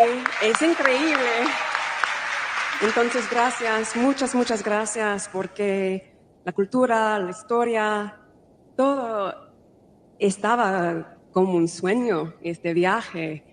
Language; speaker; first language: Spanish; non-native, fluent; English